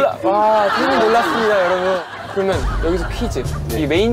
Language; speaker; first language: Korean; non-native, fluent; Thai